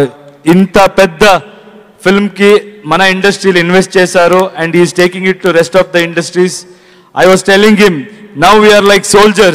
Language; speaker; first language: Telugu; non-native, learner; Kannada